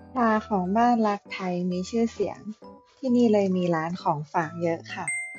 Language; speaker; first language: Thai; native; Thai